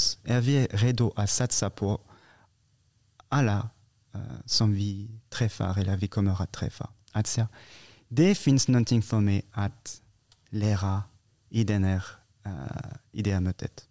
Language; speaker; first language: Swedish; non-native, fluent; French